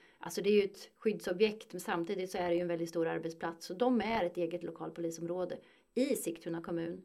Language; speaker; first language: Swedish; native; Swedish